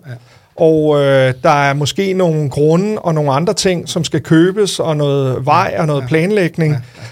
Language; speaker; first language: Danish; native; Danish